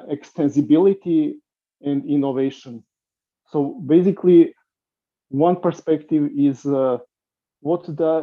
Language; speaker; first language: English; non-native, fluent; Serbian